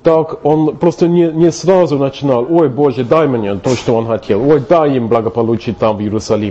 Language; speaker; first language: Russian; non-native, fluent; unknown